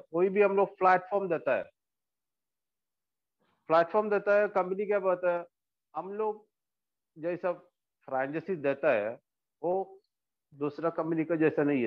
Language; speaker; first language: Hindi; non-native, local second language; Malayalam